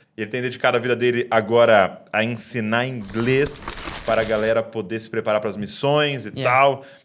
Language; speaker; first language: Portuguese; native; Portuguese